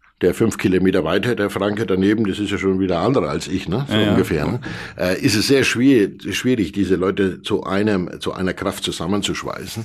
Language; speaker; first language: German; native; German